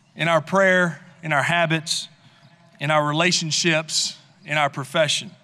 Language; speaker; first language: English; native; English